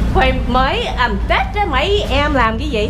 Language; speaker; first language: Vietnamese; early bilingual, heritage; Vietnamese